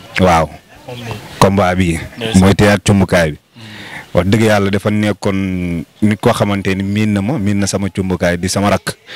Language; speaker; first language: Wolof; non-native, local second language; Fula